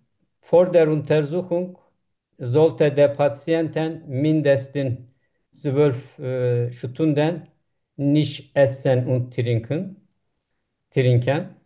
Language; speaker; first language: German; non-native, learner; Turkish